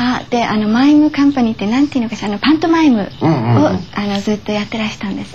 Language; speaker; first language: Japanese; native; Japanese